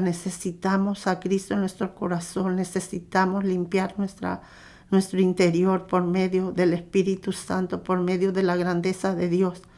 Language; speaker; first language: Spanish; native; Spanish